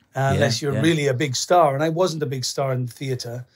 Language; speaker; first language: English; native; English